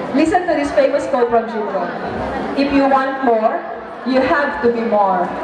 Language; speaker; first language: English; non-native, local second language; Filipino